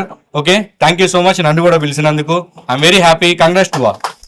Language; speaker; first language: Telugu; native; Telugu